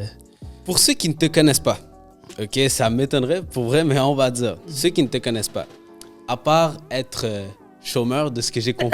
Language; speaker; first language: French; native; French